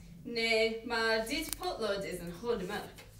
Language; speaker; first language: Dutch; non-native, learner; English